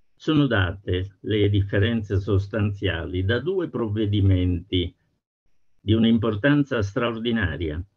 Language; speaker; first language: Italian; native; Italian